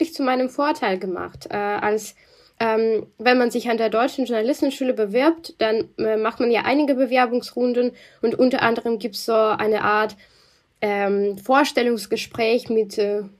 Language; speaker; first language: German; non-native, fluent; Russian